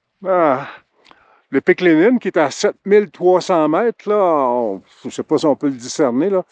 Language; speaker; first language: French; native; French